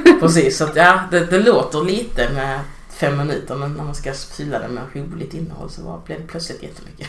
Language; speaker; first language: Swedish; early bilingual, other home language; Portuguese